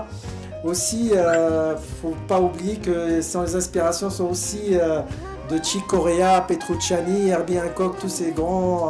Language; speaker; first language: French; native; French